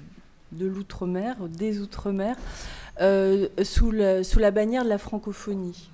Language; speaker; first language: French; native; French